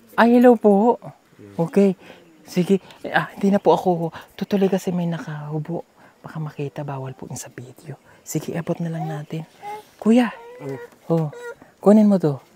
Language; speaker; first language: Filipino; native; Filipino